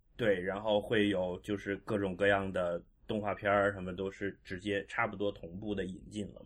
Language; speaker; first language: Chinese; native; Chinese